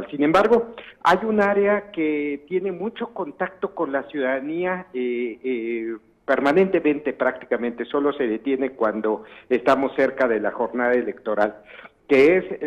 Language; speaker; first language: Spanish; native; Spanish